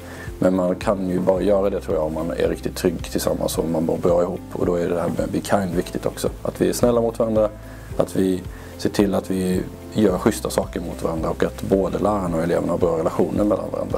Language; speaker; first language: Swedish; native; Swedish